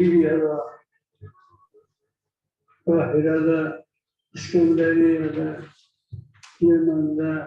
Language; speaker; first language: Turkish; non-native, learner; Azerbaijani